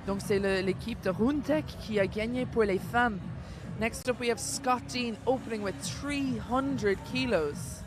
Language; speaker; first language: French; non-native, fluent; English